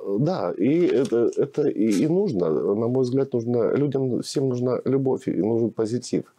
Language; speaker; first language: Russian; native; Russian